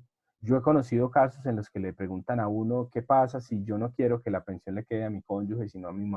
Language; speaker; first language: Spanish; native; Spanish